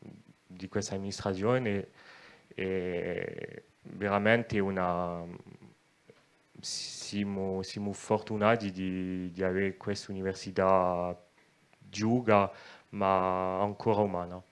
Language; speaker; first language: Italian; non-native, local second language; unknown